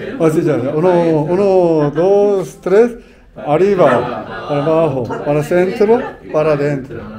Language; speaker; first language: Spanish; non-native, learner; Korean